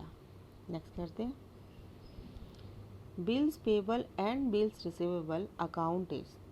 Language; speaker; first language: Hindi; native; Hindi